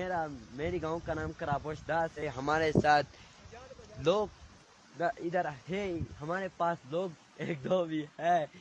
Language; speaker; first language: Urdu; non-native, local second language; Shina